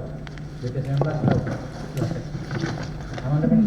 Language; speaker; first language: Indonesian; native; Indonesian